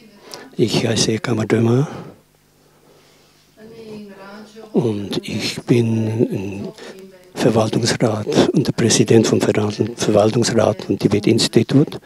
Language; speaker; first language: German; non-native, learner; Tibetan